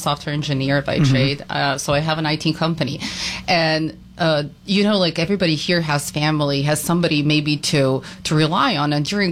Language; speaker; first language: English; non-native, fluent; Serbian